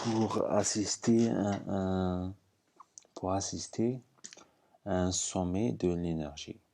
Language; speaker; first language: French; non-native, fluent; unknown